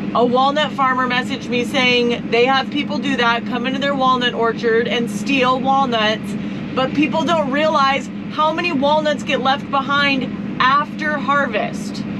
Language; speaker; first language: English; native; English